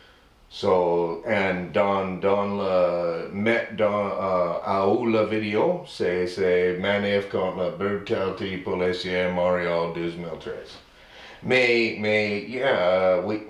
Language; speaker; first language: French; non-native, learner; English